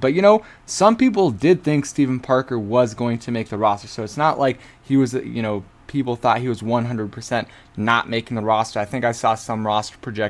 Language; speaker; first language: English; native; English